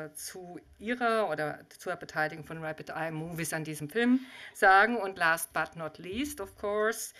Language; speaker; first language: German; native; German